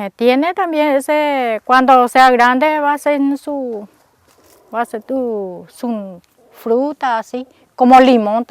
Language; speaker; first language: Spanish; non-native, local second language; Guarani